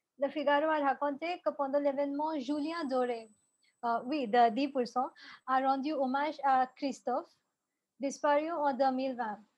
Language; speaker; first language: French; non-native, fluent; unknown